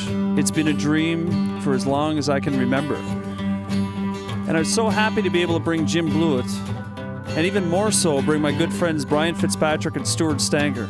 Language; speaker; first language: English; native; English